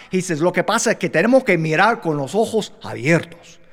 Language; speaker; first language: Spanish; early bilingual, other home language; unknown